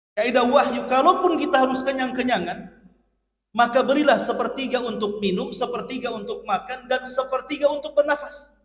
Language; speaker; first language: Malay; native; Malay